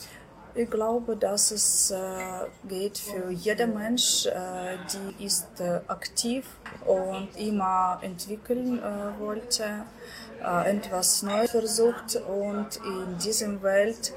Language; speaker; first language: German; non-native, learner; Ukrainian